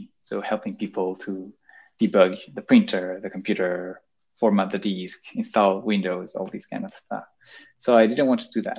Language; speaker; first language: English; non-native, fluent; Spanish